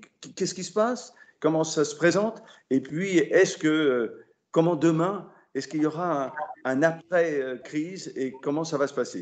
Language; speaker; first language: French; native; French